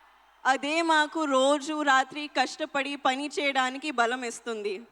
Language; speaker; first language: Telugu; non-native, local second language; Hindi